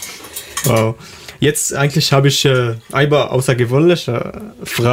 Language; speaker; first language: German; non-native, learner; Arabic